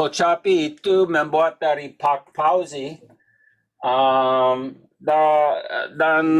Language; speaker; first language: Indonesian; non-native, learner; English